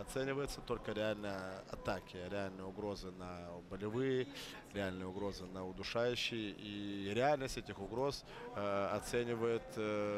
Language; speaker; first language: Russian; native; Russian